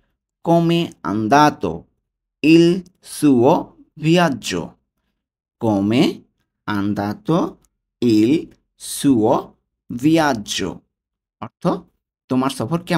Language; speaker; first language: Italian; non-native, learner; Bangla